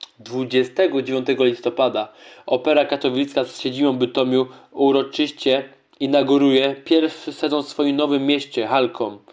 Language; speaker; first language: Polish; native; Polish